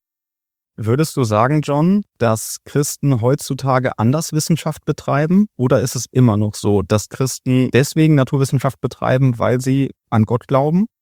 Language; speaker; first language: German; native; German